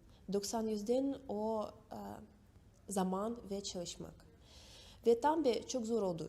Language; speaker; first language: Turkish; non-native, learner; Russian